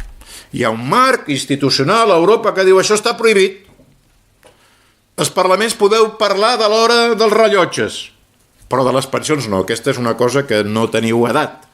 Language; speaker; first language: Catalan; native; Catalan